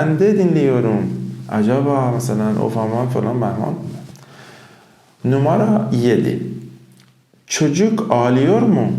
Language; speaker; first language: Turkish; non-native, fluent; Persian